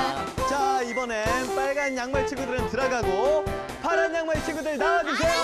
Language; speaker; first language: Korean; native; Korean